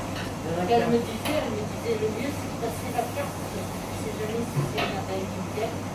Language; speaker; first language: French; native; French